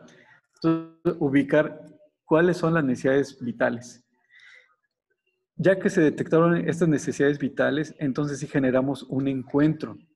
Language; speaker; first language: Spanish; native; Spanish